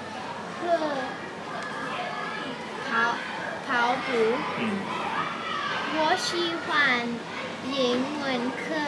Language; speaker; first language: Chinese; non-native, learner; English